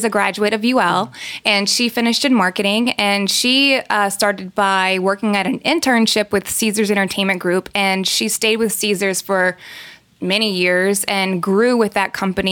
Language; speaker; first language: English; native; English